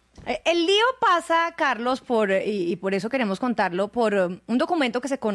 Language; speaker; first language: Spanish; native; Spanish